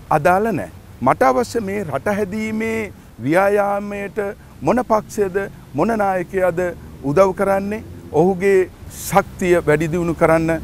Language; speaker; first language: Sinhala; native; Sinhala